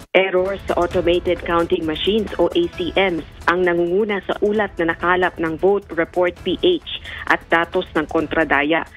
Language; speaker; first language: Filipino; native; Filipino